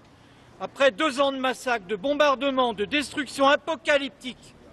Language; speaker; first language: French; native; French